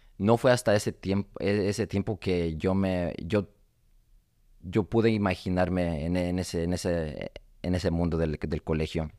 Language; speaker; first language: Spanish; early bilingual, heritage; Spanish